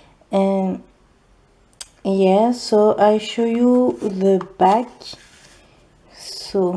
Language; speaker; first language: English; non-native, learner; French